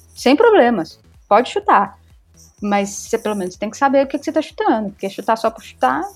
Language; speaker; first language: Portuguese; native; Portuguese